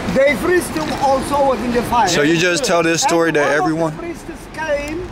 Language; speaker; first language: English; non-native, learner; Amharic